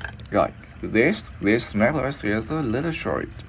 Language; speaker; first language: English; non-native, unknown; Vietnamese